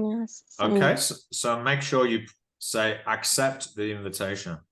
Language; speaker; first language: English; non-native, fluent; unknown